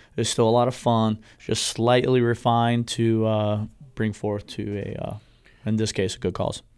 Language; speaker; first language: English; native; English